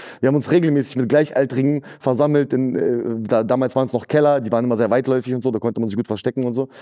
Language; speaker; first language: German; early bilingual, other home language; Russian